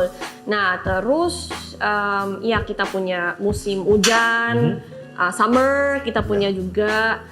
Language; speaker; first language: Indonesian; non-native, learner; Filipino